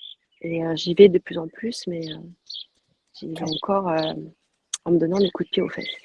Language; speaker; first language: French; native; French